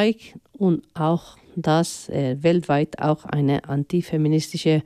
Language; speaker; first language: German; non-native, fluent; Spanish